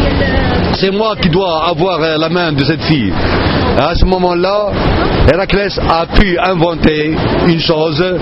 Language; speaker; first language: French; non-native, fluent; Arabic